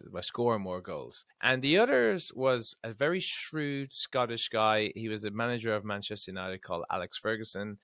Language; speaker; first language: English; native; English